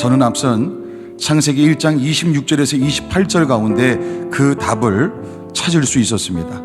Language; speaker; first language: Korean; native; Korean